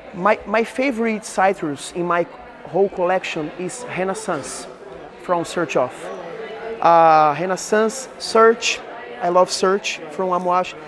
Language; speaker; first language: English; non-native, learner; Portuguese